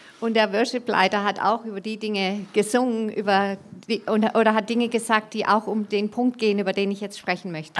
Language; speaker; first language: German; native; German